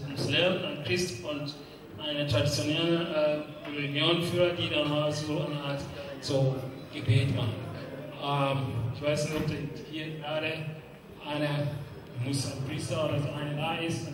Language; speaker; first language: German; non-native, learner; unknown